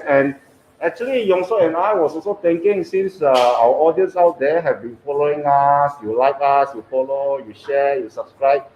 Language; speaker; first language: English; non-native, fluent; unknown